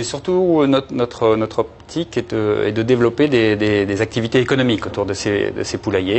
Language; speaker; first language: French; native; French